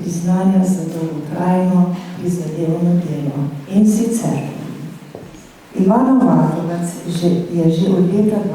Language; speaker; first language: Slovenian; native; Slovenian